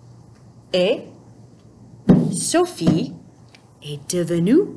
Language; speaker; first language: French; non-native, fluent; English